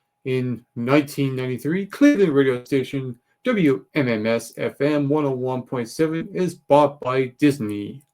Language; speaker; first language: English; native; English